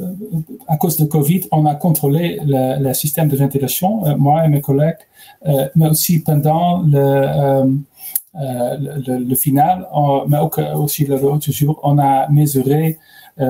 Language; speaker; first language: French; non-native, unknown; Dutch